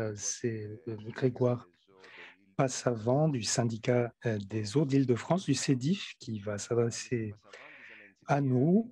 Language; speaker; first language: French; native; French